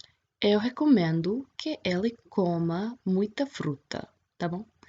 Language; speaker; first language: Portuguese; non-native, fluent; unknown